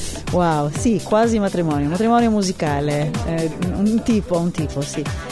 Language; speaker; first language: Italian; non-native, learner; Hebrew